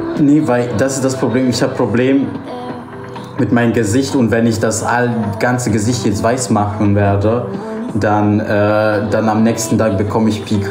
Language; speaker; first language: German; non-native, fluent; Polish